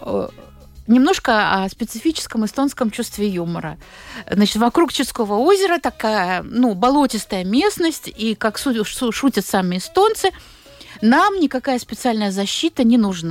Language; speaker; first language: Russian; native; Russian